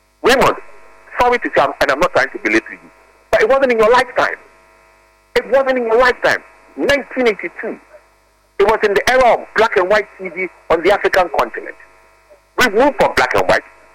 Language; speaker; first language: English; non-native, local second language; Akan